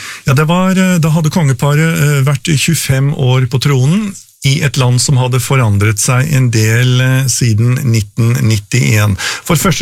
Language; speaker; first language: Norwegian; native; Norwegian